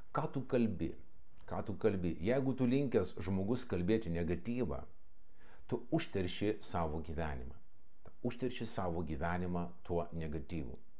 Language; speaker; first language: Lithuanian; non-native, local second language; Russian